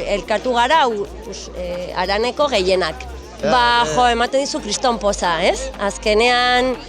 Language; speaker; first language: Basque; non-native, local second language; Spanish